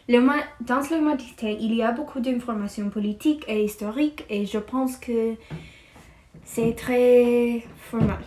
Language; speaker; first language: French; non-native, learner; English